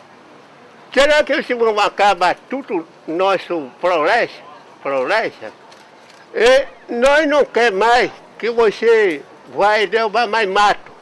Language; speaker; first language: Portuguese; non-native, local second language; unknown